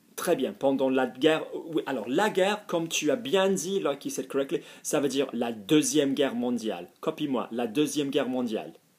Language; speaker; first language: French; non-native, fluent; English